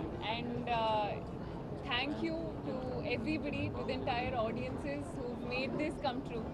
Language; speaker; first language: Telugu; non-native, learner; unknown